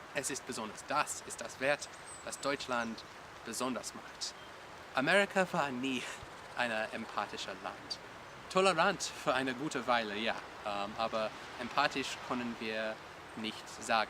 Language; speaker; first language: German; non-native, learner; English